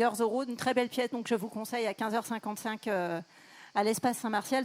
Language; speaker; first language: French; native; French